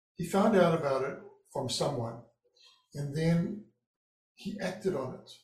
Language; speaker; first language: English; native; English